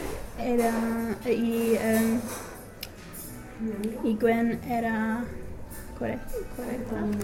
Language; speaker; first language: Spanish; non-native, learner; English